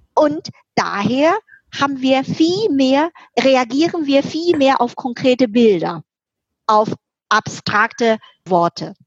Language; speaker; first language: German; non-native, fluent; Chinese